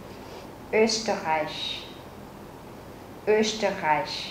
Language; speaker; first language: German; non-native, fluent; Vietnamese